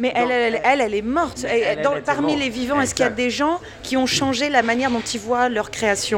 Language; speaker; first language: French; native; French